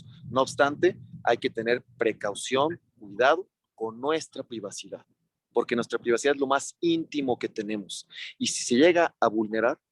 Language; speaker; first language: Spanish; native; Spanish